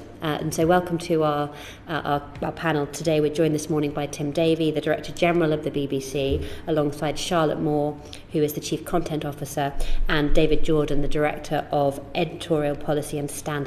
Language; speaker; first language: English; native; English